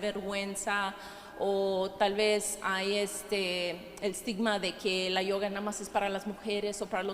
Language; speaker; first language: Spanish; early bilingual, heritage; Spanish